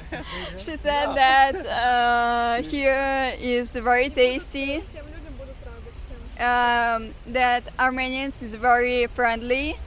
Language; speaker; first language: English; non-native, fluent; Armenian